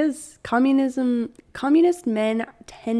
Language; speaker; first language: English; native; English